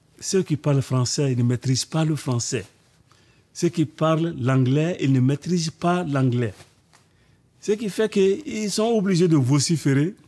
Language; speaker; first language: French; non-native, local second language; Bambara